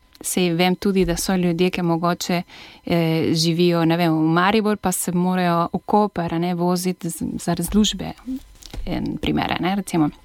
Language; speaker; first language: Slovenian; non-native, fluent; Spanish